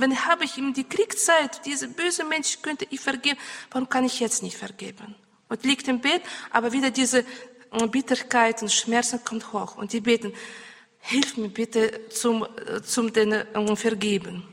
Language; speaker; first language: German; non-native, learner; Russian